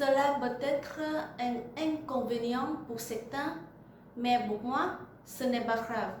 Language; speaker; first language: French; non-native, learner; Vietnamese